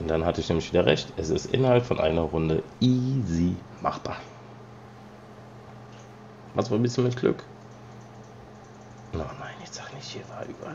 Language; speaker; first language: German; native; German